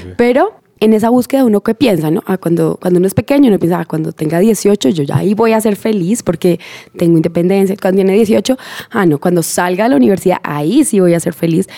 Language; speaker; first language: Spanish; native; Spanish